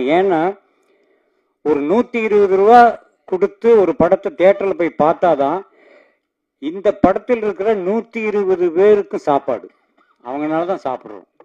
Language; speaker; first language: Tamil; native; Tamil